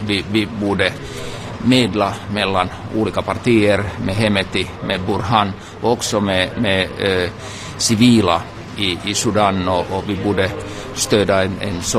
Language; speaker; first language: Swedish; non-native, local second language; Finnish